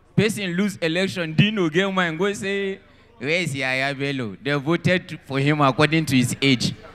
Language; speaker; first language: Nigerian Pidgin; non-native, local second language; Hausa